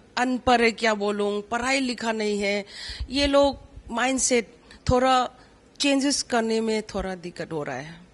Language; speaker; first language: Hindi; non-native, local second language; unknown